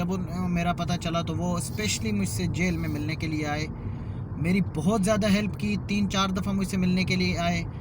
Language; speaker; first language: Urdu; non-native, local second language; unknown